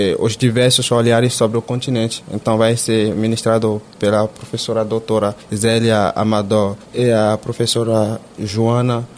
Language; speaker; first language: Portuguese; non-native, fluent; Fon